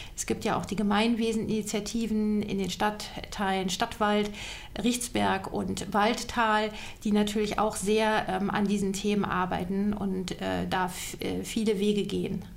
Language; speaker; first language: German; native; German